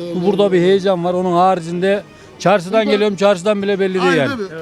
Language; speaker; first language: Turkish; native; Turkish